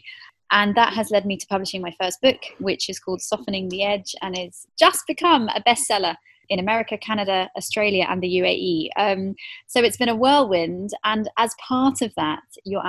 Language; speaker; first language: English; native; English